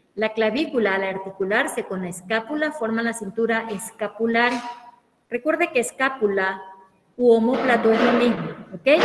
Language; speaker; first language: Spanish; native; Spanish